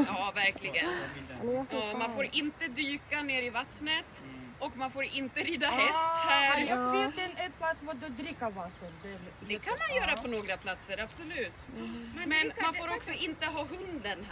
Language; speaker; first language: Swedish; non-native, learner; Thai